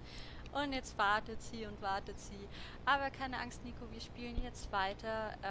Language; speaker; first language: German; native; German